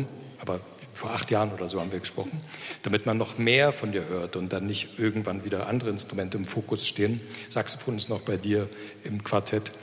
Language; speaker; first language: German; native; German